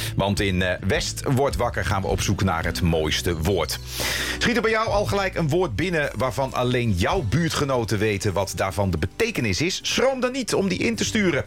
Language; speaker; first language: Dutch; native; Dutch